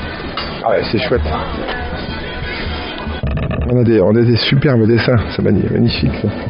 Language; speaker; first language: French; native; French